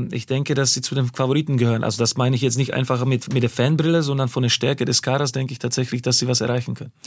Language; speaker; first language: German; non-native, fluent; Slovak